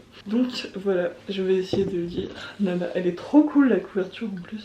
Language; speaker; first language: French; native; French